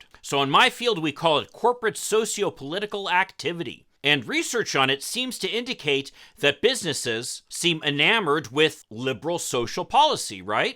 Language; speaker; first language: English; native; English